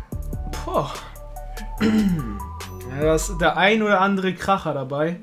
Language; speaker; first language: German; early bilingual, other home language; Turkish